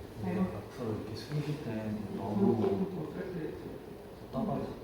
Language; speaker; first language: Korean; native; Korean